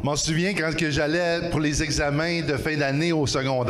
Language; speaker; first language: French; native; French